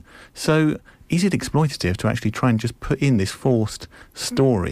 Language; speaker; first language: English; native; English